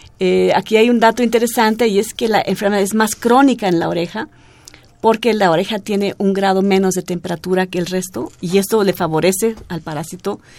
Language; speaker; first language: Spanish; non-native, fluent; German